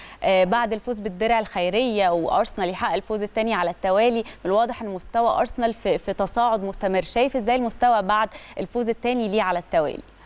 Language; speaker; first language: Arabic; native; Arabic